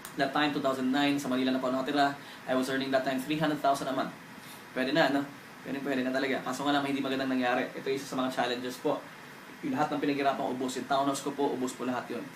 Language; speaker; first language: Filipino; native; Filipino